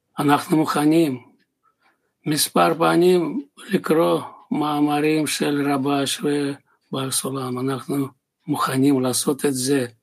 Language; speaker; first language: Hebrew; non-native, learner; Dutch